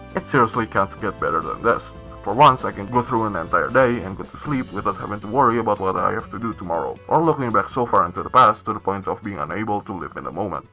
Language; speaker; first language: English; non-native, fluent; Malay